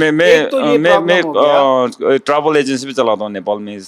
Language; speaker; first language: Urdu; non-native, learner; Sherpa